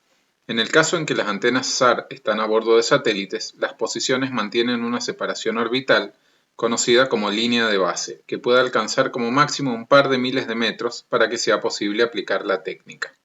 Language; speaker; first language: Spanish; native; Spanish